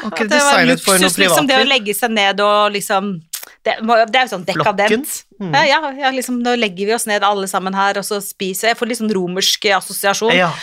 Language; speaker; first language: Norwegian; native; Norwegian